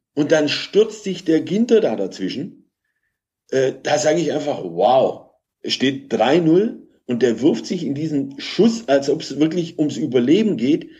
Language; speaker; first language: German; native; German